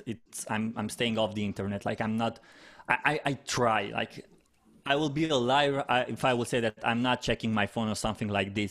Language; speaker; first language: English; non-native, fluent; Romanian